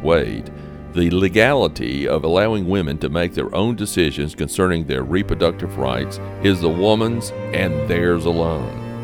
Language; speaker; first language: English; native; English